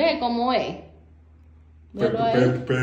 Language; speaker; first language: Spanish; native; Spanish